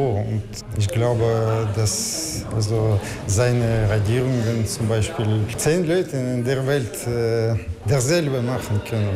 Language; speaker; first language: German; non-native, learner; Russian